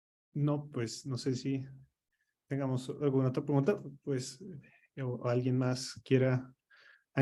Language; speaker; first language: Spanish; native; Spanish